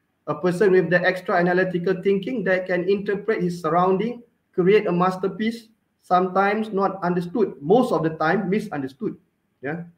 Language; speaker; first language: English; non-native, local second language; Malay